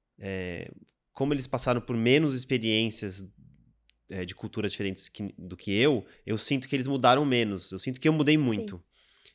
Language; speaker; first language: Portuguese; native; Portuguese